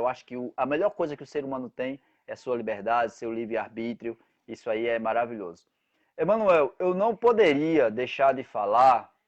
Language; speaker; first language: Portuguese; native; Portuguese